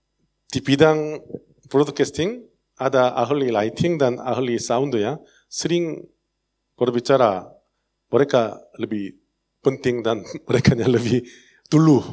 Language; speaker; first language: Indonesian; non-native, learner; Korean